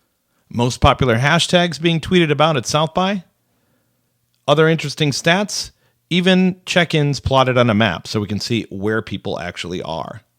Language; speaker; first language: English; native; English